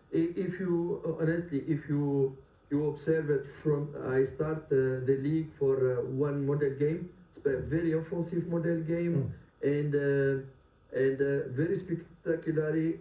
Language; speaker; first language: English; non-native, learner; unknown